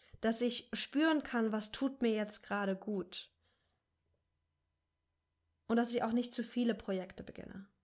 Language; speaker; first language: German; native; German